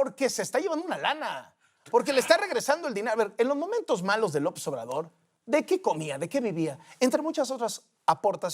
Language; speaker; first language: Spanish; native; Spanish